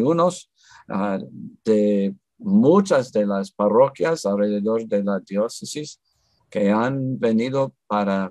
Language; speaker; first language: Spanish; non-native, fluent; English